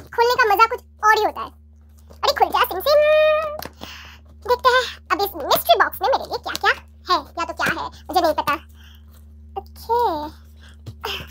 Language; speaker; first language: Hindi; non-native, local second language; Bangla